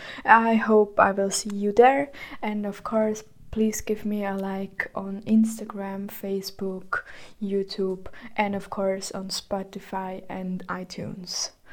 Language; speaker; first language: English; non-native, fluent; German